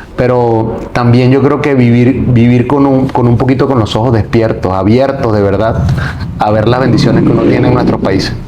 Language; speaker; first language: Spanish; native; Spanish